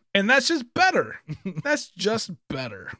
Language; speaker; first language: English; native; English